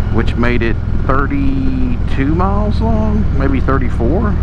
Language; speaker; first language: English; native; English